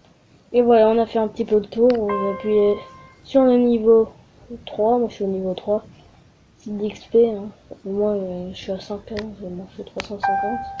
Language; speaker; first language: French; native; French